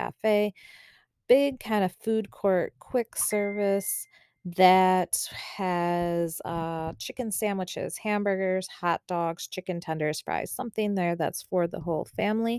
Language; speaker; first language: English; native; English